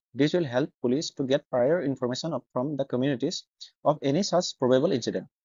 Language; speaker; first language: English; non-native, local second language; Assamese